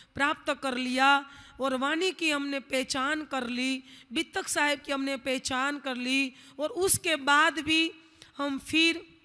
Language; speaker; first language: Hindi; non-native, local second language; Gujarati